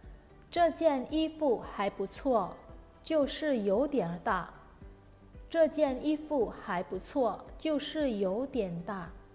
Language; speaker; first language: Chinese; non-native, fluent; Indonesian